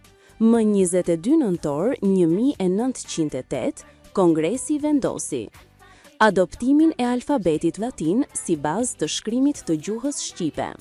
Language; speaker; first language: Albanian; native; Albanian